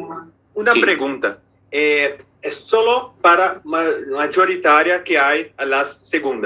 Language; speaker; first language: Spanish; non-native, fluent; Portuguese